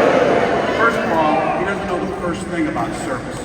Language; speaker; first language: English; native; English